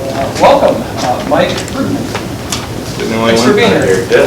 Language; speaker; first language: English; native; English